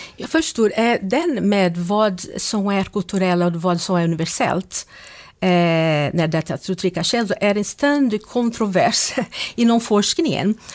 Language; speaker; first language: Swedish; non-native, fluent; Portuguese